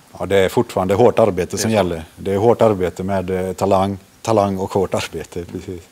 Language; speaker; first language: Swedish; early bilingual, other home language; Finnish